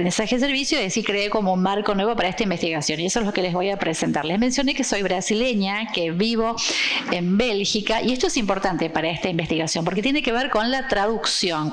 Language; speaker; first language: Spanish; non-native, fluent; Portuguese